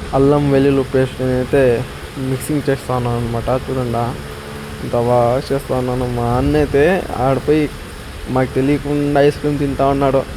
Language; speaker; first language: Telugu; non-native, local second language; Urdu